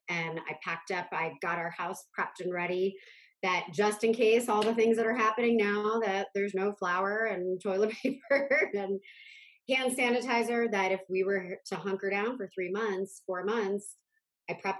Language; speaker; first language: English; native; English